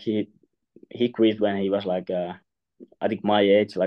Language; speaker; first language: English; non-native, fluent; Finnish